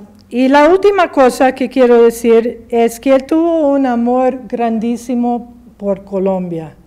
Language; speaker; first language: Spanish; early bilingual, heritage; English